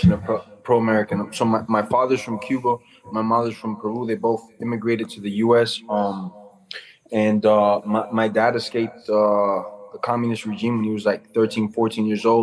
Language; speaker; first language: English; native; English